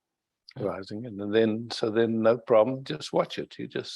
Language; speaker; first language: English; native; English